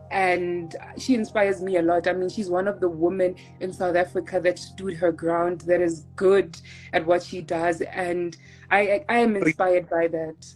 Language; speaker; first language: English; non-native, local second language; Tswana